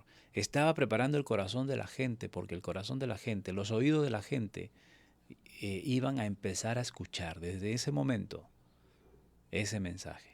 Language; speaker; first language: Spanish; native; Spanish